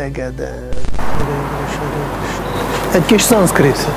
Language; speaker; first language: Hungarian; non-native, fluent; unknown